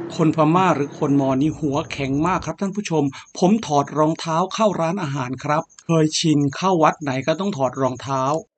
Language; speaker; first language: Thai; native; Thai